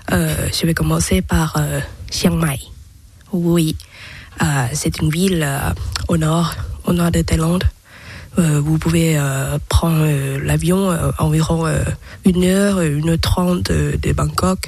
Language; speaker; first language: French; non-native, learner; Thai